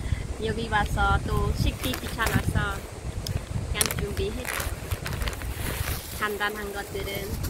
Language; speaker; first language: Korean; non-native, local second language; Khmer